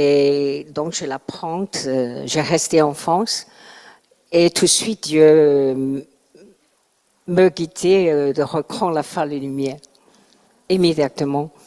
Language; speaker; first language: French; non-native, learner; Chinese